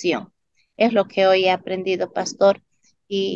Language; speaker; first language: Spanish; native; Spanish